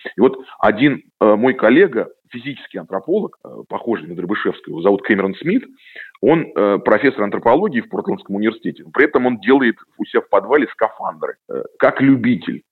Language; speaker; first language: Russian; native; Russian